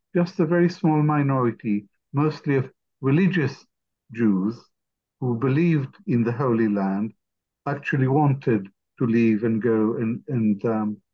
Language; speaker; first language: English; non-native, fluent; Arabic